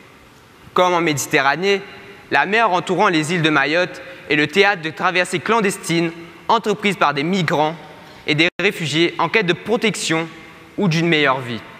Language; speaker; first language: French; native; French